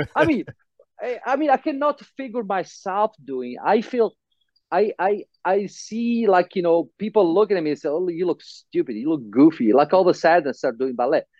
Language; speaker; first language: English; non-native, fluent; Italian